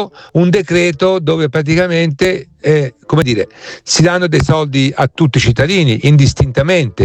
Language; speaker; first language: Italian; native; Italian